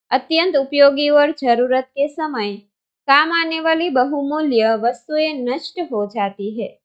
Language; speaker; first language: Hindi; non-native, local second language; Gujarati